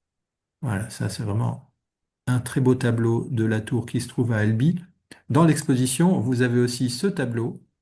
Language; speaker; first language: French; native; French